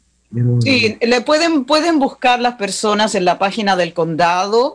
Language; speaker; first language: Spanish; native; Spanish